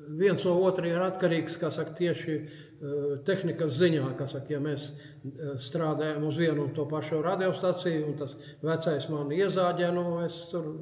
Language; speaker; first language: Latvian; native; Latvian